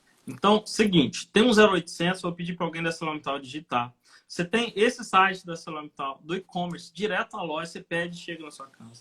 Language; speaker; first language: Portuguese; native; Portuguese